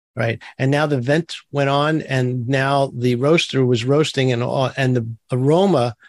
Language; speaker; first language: English; early bilingual, other home language; Turkish